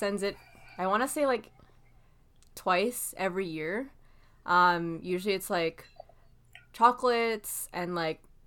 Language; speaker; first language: English; non-native, local second language; Filipino